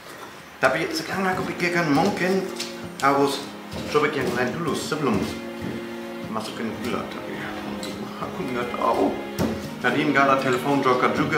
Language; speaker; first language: Indonesian; non-native, fluent; German